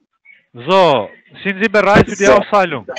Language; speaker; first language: German; early bilingual, other home language; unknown